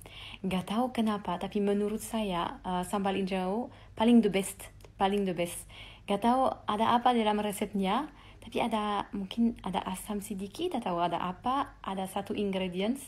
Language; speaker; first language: Indonesian; non-native, fluent; French